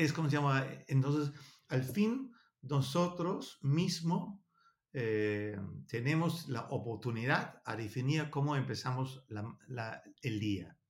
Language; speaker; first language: Spanish; non-native, learner; Danish